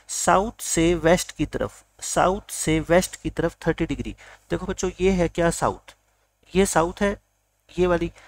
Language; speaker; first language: Hindi; native; Hindi